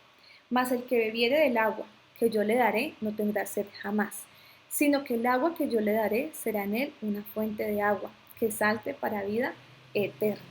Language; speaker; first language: Spanish; native; Spanish